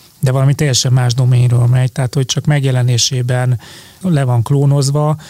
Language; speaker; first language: Hungarian; native; Hungarian